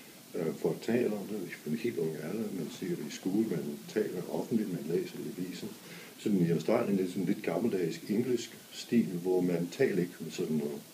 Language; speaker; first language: Danish; non-native, fluent; English